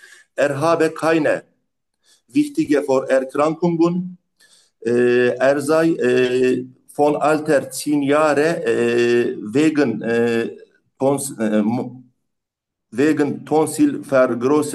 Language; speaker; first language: German; non-native, learner; Turkish